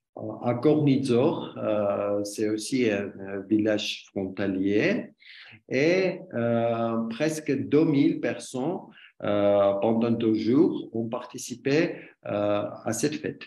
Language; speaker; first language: French; non-native, learner; Armenian